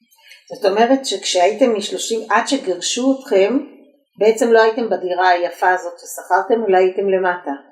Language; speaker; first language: Hebrew; native; Hebrew